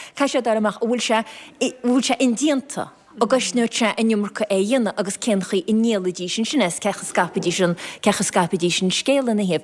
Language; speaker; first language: Irish; native; Irish